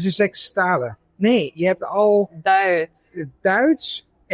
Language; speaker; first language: Dutch; non-native, fluent; Italian